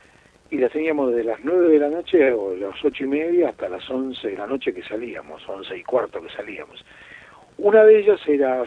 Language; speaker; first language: Spanish; native; Spanish